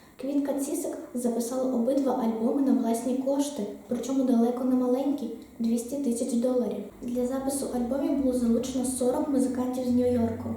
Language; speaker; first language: Ukrainian; native; Ukrainian